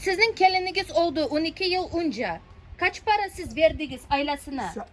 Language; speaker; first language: Turkish; non-native, learner; Russian